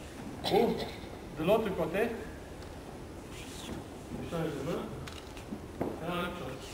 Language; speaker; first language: French; non-native, learner; Romanian